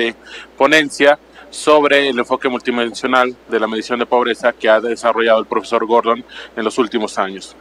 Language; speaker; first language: Spanish; native; Spanish